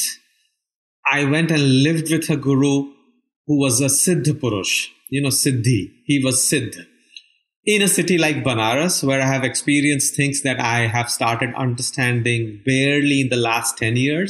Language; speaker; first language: English; non-native, local second language; Bangla